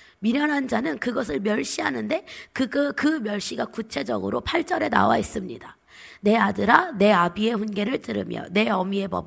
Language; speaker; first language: Korean; native; Korean